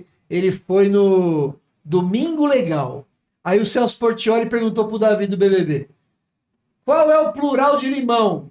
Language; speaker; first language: Portuguese; native; Portuguese